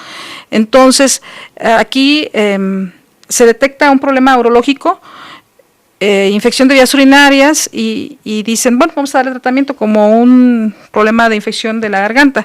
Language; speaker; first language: Spanish; native; Spanish